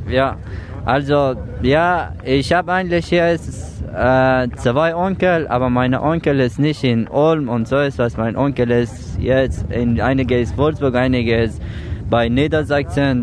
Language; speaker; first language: German; non-native, learner; Persian